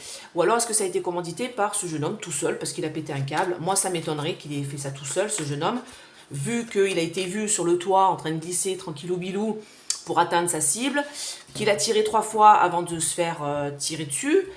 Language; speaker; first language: French; native; French